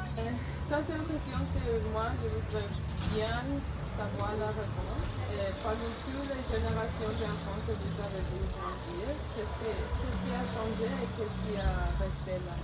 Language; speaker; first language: French; non-native, learner; English